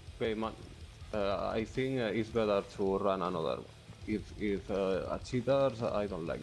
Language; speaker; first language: English; non-native, learner; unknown